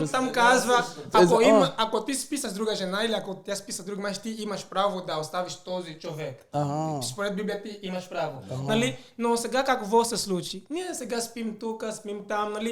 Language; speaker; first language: Bulgarian; non-native, fluent; Portuguese